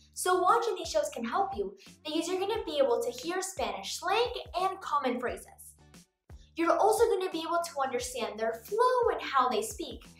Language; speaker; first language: English; native; English